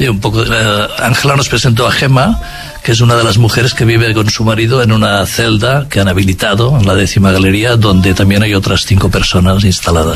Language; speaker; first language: Spanish; native; Spanish